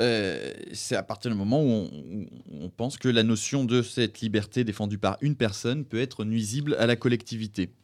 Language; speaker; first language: French; native; French